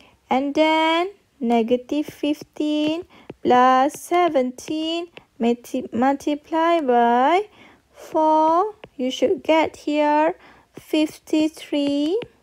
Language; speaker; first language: English; non-native, local second language; Malay